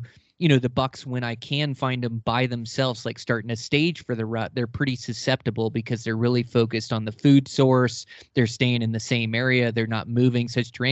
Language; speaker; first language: English; native; English